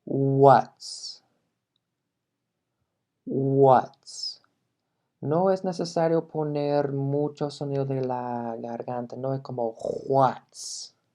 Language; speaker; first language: Spanish; non-native, fluent; English